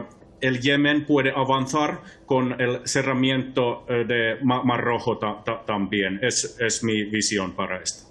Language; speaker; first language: Spanish; non-native, fluent; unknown